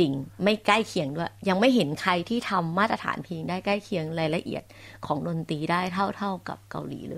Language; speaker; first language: Thai; native; Thai